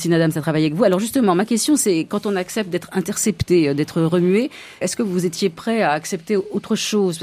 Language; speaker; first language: French; native; French